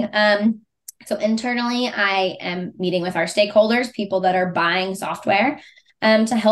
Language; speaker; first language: English; native; English